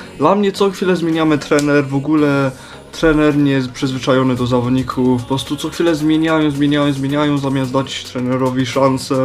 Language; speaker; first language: Polish; early bilingual, heritage; Polish